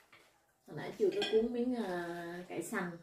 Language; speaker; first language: Vietnamese; early bilingual, heritage; Vietnamese